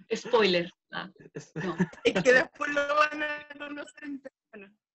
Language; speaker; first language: Spanish; native; Spanish